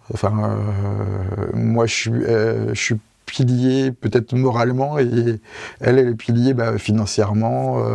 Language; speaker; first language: French; native; French